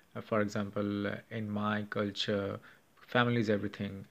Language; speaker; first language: English; non-native, local second language; Hindi